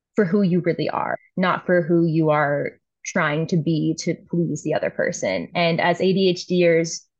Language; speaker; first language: English; native; English